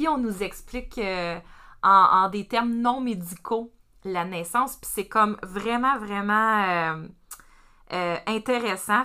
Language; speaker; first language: French; native; French